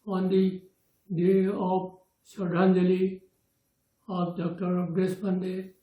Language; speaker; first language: English; non-native, local second language; Assamese